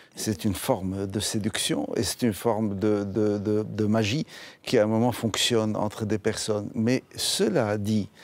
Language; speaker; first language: French; non-native, fluent; Arabic